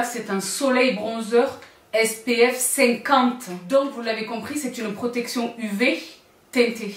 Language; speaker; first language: French; native; French